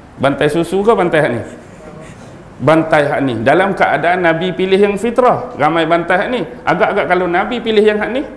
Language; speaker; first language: Malay; native; Malay